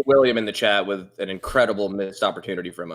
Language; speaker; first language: English; native; English